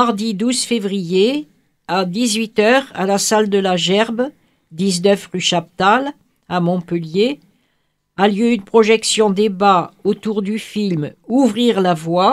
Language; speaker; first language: French; native; French